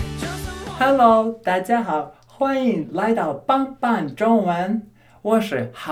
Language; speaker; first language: Chinese; non-native, learner; English